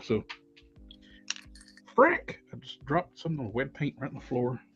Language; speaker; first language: English; native; English